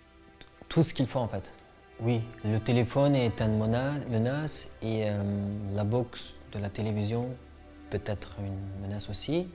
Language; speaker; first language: French; non-native, fluent; Uyghur